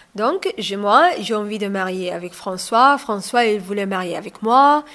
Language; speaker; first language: French; non-native, learner; Somali